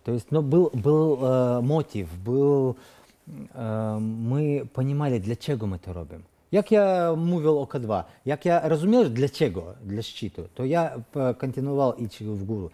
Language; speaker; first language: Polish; non-native, learner; Russian